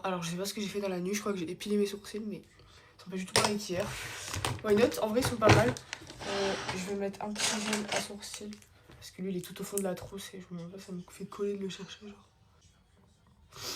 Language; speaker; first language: French; native; French